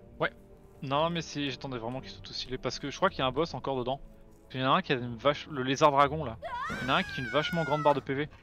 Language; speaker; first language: French; native; French